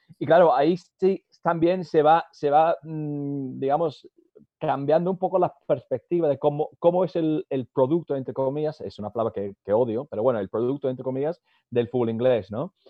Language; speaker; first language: Spanish; non-native, fluent; English